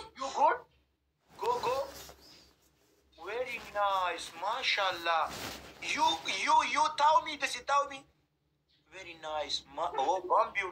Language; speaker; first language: English; non-native, learner; Pashto